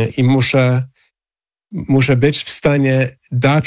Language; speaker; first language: Polish; non-native, fluent; English